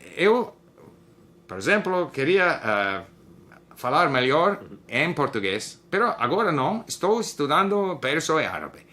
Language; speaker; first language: Portuguese; non-native, learner; English